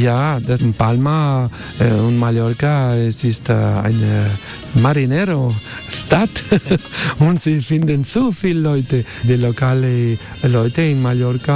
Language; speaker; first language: German; non-native, learner; Spanish